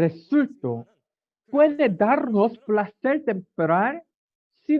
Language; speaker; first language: Spanish; non-native, learner; Korean